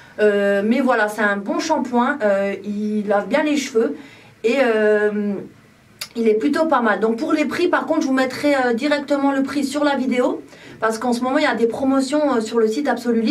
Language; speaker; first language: French; native; French